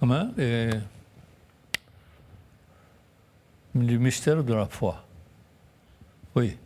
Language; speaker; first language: French; non-native, fluent; Japanese